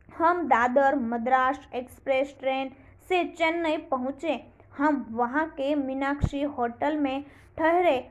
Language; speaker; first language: Hindi; non-native, local second language; Gujarati